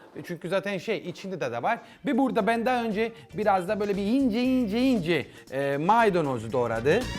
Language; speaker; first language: Turkish; non-native, learner; Italian